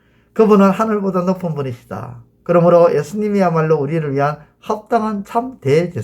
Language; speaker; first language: Korean; native; Korean